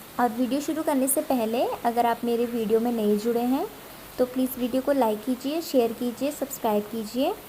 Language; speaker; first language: Hindi; native; Hindi